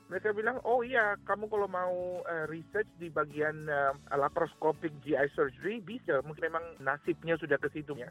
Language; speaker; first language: Indonesian; native; Indonesian